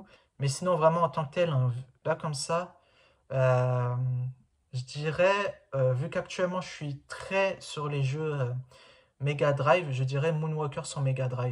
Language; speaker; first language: French; native; French